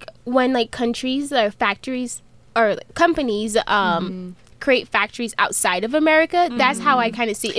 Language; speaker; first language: English; native; English